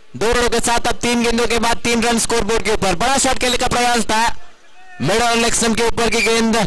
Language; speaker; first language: Hindi; non-native, local second language; Marathi